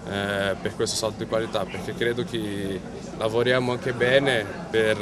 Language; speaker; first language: Italian; non-native, fluent; Portuguese